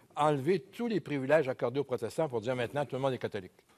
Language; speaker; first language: French; native; French